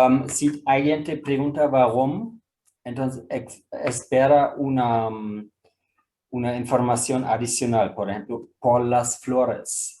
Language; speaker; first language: Spanish; non-native, fluent; German